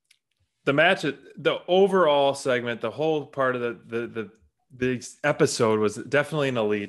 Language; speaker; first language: English; native; English